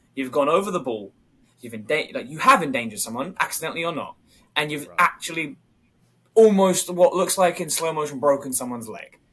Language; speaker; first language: English; native; English